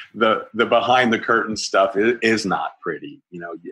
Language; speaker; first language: English; native; English